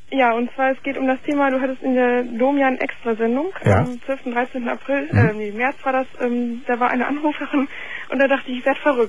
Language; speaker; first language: German; native; German